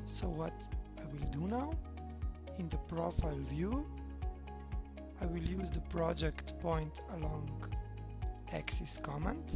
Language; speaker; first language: English; non-native, fluent; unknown